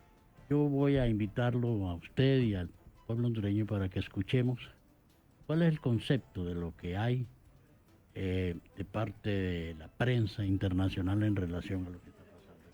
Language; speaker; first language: Spanish; native; Spanish